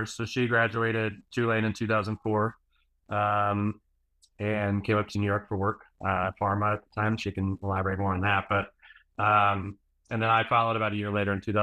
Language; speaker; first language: English; native; English